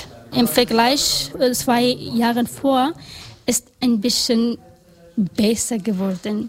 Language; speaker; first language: German; non-native, learner; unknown